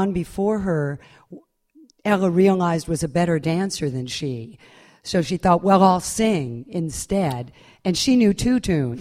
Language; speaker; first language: English; native; English